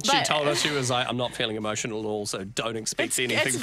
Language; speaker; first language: English; native; English